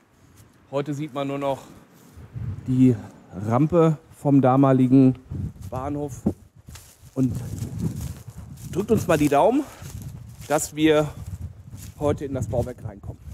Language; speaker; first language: German; native; German